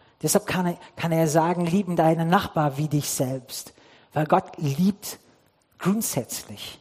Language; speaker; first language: German; non-native, fluent; English